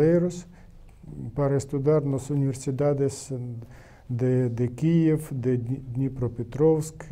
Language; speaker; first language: Portuguese; non-native, learner; Ukrainian